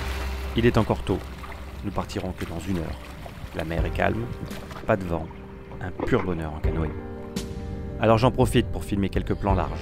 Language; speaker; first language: French; native; French